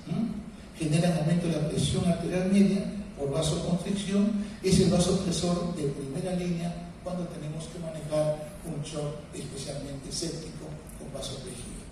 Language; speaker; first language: Spanish; native; Spanish